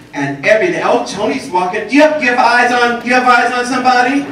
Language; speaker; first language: English; native; English